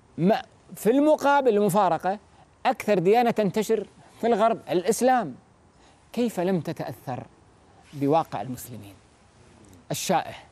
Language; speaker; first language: Arabic; native; Arabic